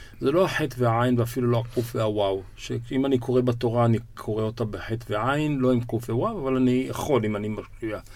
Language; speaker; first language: Hebrew; native; Hebrew